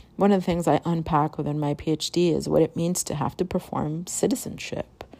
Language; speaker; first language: English; early bilingual, other home language; Spanish